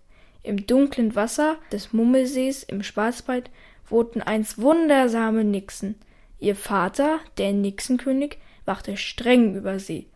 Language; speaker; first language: German; native; German